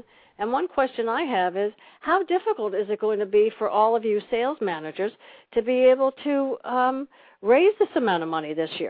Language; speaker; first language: English; native; English